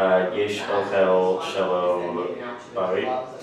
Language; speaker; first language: Hebrew; non-native, learner; English